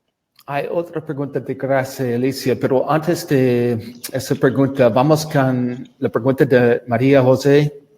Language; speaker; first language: Spanish; non-native, learner; English